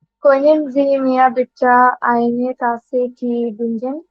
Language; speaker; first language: German; non-native, learner; Bangla